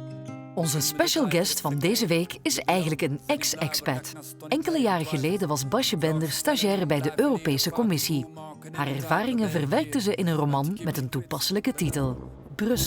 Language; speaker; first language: Dutch; native; Dutch